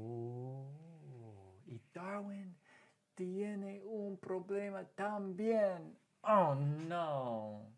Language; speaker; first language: Spanish; non-native, fluent; English